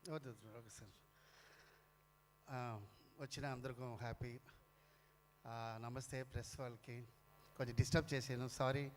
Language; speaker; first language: Telugu; non-native, fluent; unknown